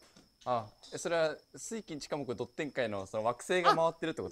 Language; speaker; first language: Japanese; native; Japanese